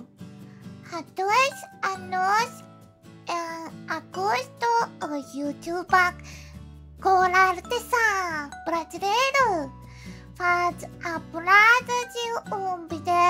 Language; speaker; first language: Portuguese; non-native, learner; Japanese